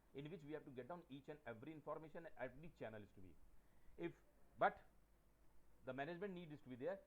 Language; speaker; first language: English; non-native, local second language; Hindi